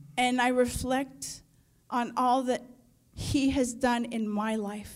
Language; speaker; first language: English; native; English